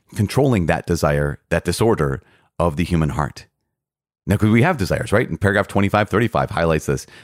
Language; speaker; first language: English; native; English